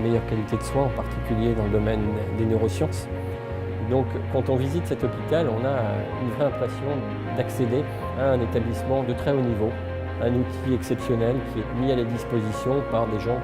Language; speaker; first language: French; native; French